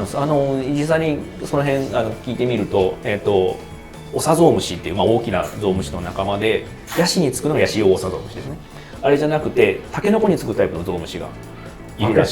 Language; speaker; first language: Japanese; native; Japanese